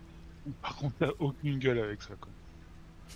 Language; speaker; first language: French; native; French